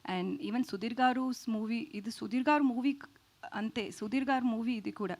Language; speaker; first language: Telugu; non-native, learner; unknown